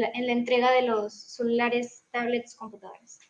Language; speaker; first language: Spanish; native; Spanish